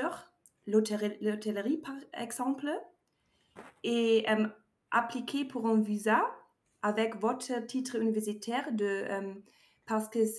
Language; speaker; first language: French; non-native, learner; German